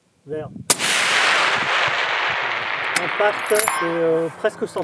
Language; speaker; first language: French; native; French